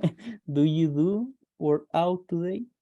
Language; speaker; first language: English; non-native, learner; Spanish